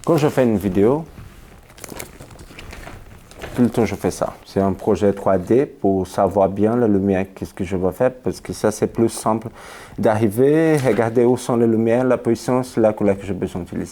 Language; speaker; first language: French; non-native, fluent; Portuguese